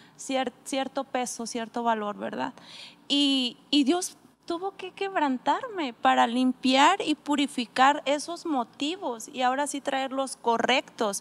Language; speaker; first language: Spanish; native; Spanish